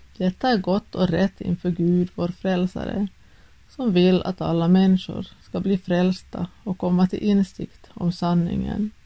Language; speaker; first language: Swedish; native; Swedish